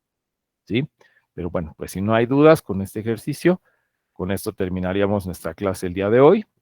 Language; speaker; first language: Spanish; native; Spanish